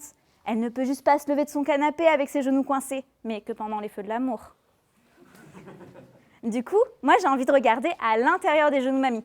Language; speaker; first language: French; native; French